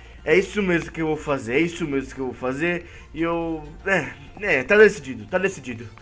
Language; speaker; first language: Portuguese; native; Portuguese